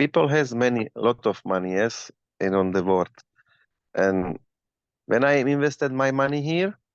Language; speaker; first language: English; non-native, learner; Slovak